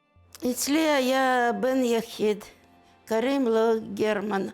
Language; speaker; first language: Hebrew; non-native, learner; Russian